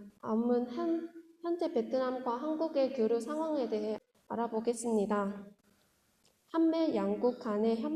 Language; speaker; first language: Korean; non-native, fluent; Vietnamese